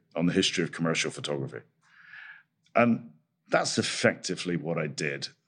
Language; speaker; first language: English; native; English